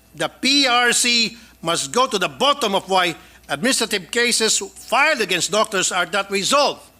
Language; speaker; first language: English; non-native, local second language; Filipino